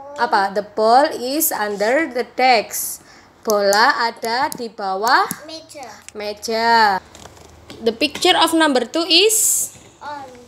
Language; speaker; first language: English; non-native, learner; Indonesian